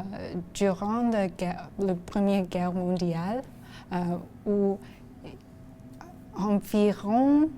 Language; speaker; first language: French; non-native, local second language; English